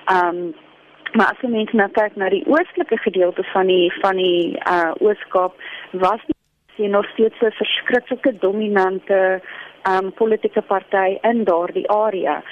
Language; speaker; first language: Afrikaans; non-native, local second language; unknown